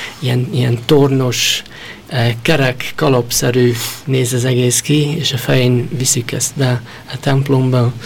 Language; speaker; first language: Hungarian; early bilingual, heritage; Hungarian